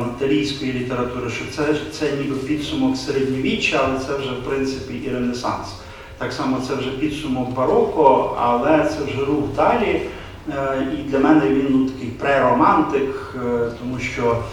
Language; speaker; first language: Ukrainian; native; Ukrainian